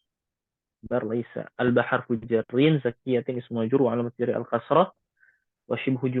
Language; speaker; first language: Arabic; non-native, fluent; Indonesian